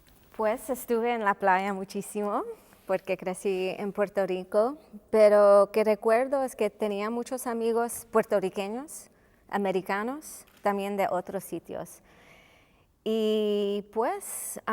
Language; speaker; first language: Spanish; non-native, local second language; English